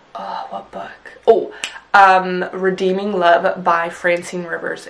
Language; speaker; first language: English; early bilingual, other home language; Punjabi